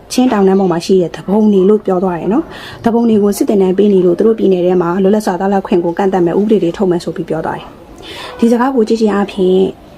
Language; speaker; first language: Burmese; native; Burmese